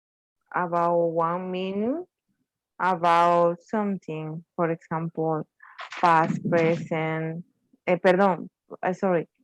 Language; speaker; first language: English; non-native, learner; Spanish